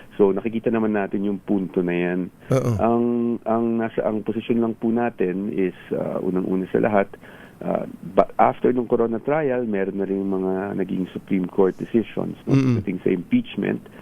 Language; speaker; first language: Filipino; native; Filipino